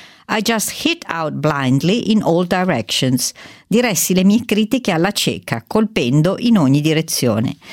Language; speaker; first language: Italian; native; Italian